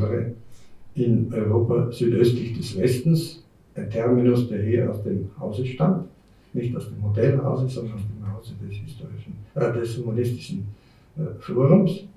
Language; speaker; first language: German; native; German